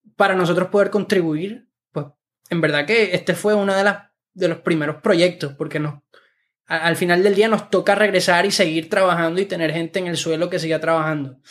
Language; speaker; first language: Spanish; native; Spanish